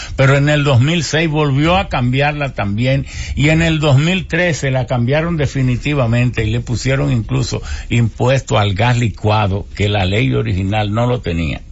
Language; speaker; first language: Spanish; native; Spanish